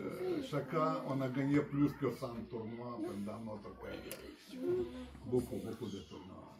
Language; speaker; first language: French; non-native, learner; Russian